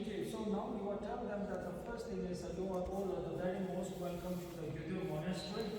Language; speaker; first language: English; non-native, fluent; Tibetan